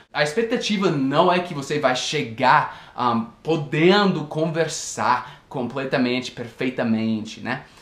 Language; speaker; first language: Portuguese; non-native, fluent; English